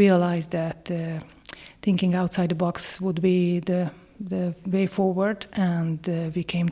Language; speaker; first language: English; non-native, fluent; Hungarian